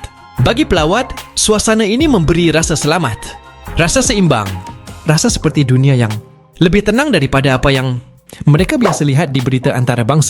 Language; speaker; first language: Malay; native; Malay